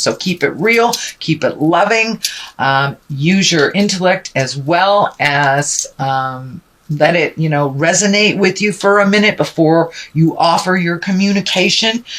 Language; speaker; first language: English; native; English